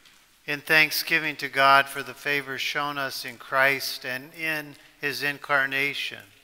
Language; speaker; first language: English; native; English